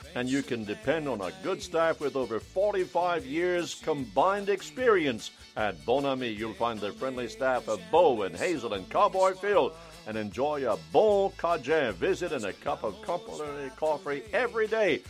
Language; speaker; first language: English; native; English